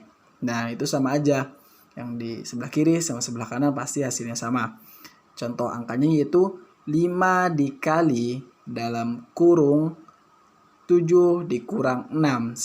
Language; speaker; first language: Indonesian; native; Indonesian